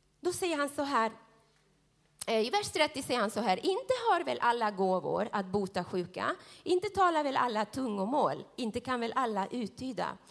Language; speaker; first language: Swedish; non-native, fluent; Spanish